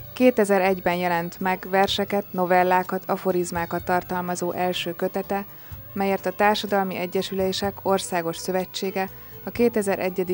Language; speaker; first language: Hungarian; native; Hungarian